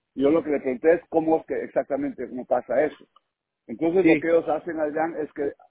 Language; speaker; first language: Spanish; early bilingual, heritage; Spanish